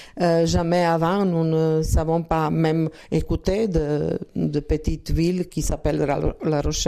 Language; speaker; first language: French; non-native, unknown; Croatian